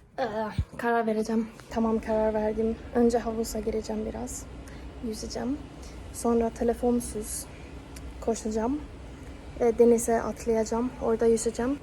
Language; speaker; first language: Turkish; non-native, fluent; Persian